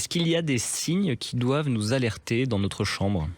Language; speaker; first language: French; native; French